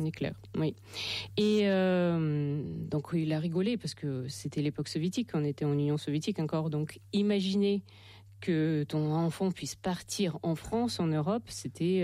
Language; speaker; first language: French; non-native, fluent; Russian